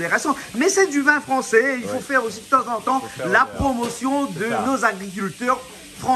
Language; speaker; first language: French; native; French